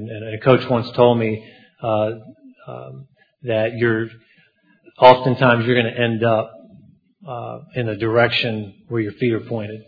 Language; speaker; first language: English; native; English